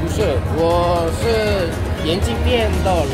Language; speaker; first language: Chinese; non-native, learner; Korean